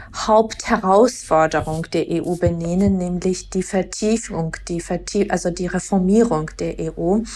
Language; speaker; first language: German; non-native, fluent; Georgian